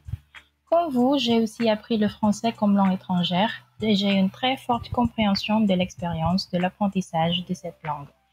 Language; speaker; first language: French; non-native, fluent; Filipino